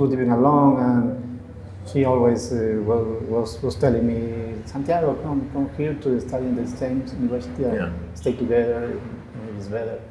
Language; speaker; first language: English; non-native, learner; Spanish